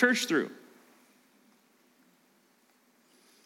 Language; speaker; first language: English; native; English